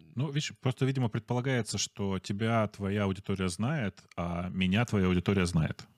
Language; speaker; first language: Russian; native; Russian